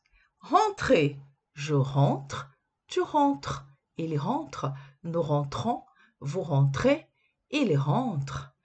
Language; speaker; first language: French; non-native, fluent; Portuguese